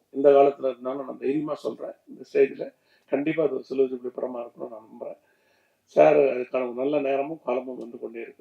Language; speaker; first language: Tamil; native; Tamil